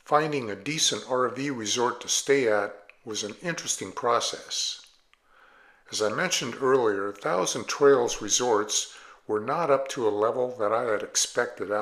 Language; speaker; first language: English; native; English